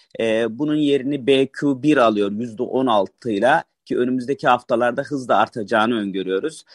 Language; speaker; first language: Turkish; native; Turkish